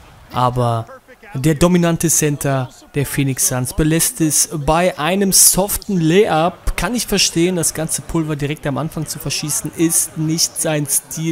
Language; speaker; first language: German; native; German